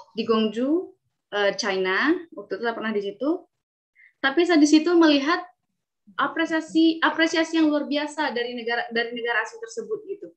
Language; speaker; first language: Indonesian; native; Indonesian